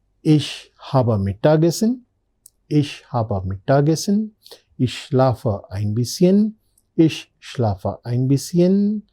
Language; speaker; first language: German; non-native, learner; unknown